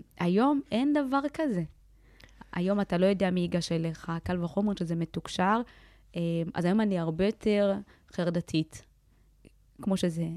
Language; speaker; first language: Hebrew; early bilingual, other home language; Amharic